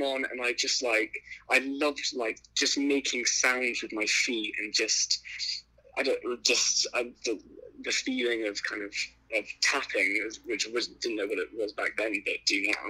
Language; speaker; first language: English; native; English